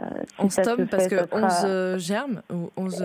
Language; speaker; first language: French; native; French